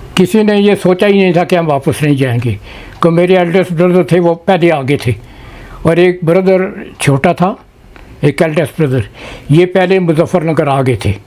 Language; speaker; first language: Urdu; non-native, local second language; Punjabi